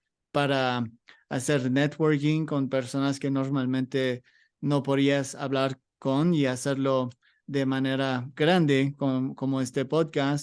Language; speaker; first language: Spanish; non-native, learner; English